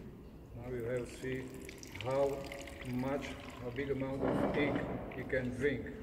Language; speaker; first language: English; non-native, learner; Slovak